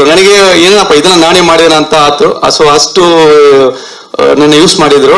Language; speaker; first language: Kannada; non-native, learner; Tamil